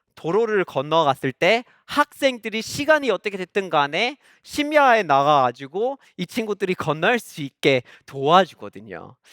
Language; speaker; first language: Korean; non-native, fluent; English